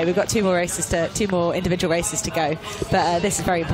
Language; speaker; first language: English; native; English